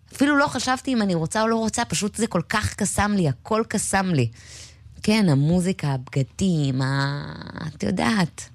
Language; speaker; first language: Hebrew; native; Hebrew